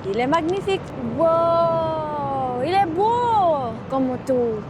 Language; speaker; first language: French; non-native, learner; English